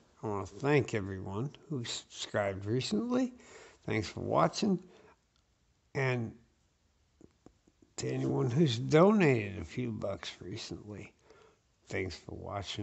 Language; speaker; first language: English; native; English